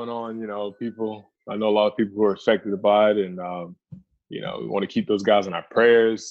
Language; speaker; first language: English; native; English